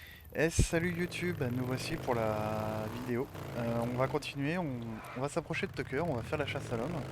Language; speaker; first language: French; native; French